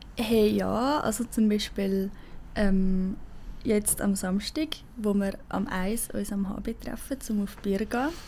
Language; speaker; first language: German; native; German